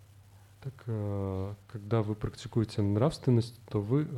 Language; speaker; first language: Russian; native; Russian